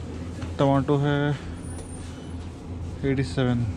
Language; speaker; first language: Hindi; non-native, local second language; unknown